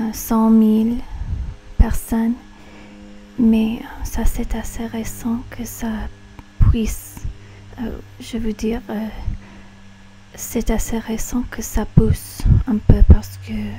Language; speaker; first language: French; non-native, learner; English